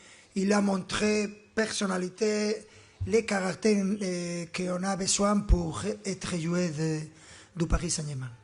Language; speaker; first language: French; non-native, fluent; Spanish